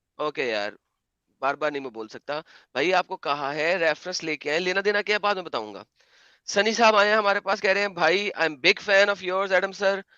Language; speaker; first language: Urdu; native; Urdu